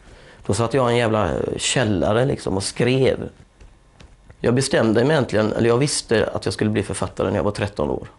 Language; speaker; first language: Swedish; native; Swedish